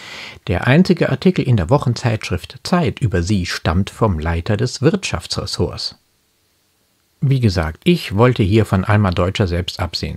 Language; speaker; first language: German; native; German